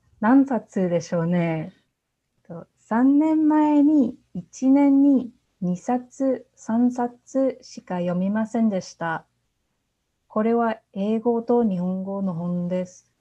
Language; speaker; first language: Japanese; non-native, fluent; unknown